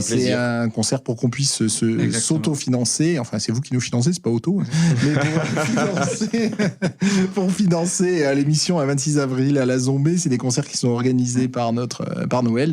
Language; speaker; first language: French; native; French